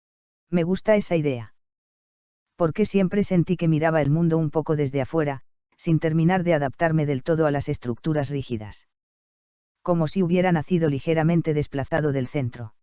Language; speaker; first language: Spanish; native; Spanish